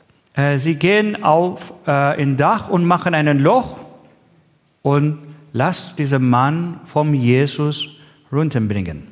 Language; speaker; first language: German; non-native, learner; Persian